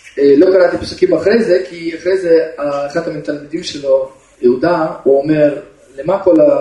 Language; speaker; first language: Hebrew; non-native, fluent; Russian